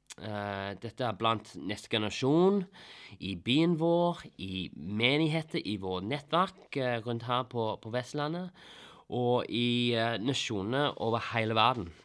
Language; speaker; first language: Norwegian; non-native, fluent; English